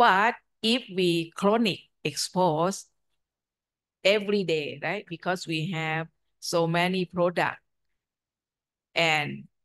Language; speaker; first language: English; non-native, fluent; Thai